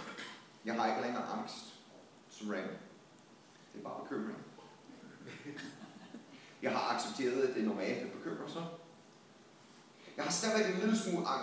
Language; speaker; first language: Danish; non-native, fluent; English